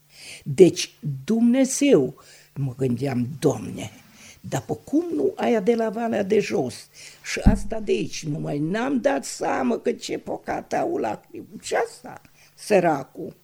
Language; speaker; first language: Romanian; non-native, local second language; Hungarian